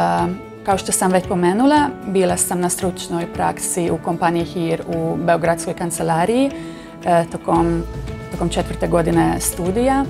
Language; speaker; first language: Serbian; non-native, local second language; Hungarian